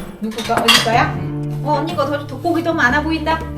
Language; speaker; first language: Korean; non-native, fluent; Vietnamese